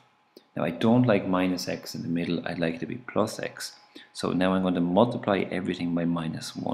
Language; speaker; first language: English; native; English